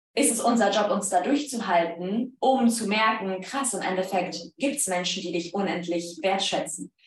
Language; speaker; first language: German; non-native, fluent; Polish